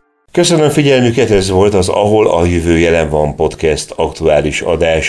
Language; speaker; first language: Hungarian; native; Hungarian